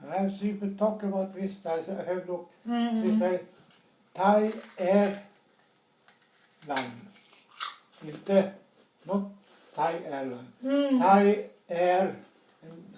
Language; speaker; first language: English; non-native, learner; Swedish